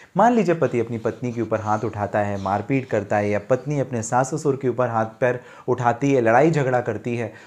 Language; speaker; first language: Hindi; native; Hindi